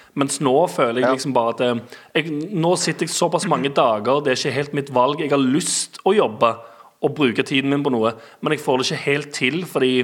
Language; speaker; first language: Norwegian; native; Norwegian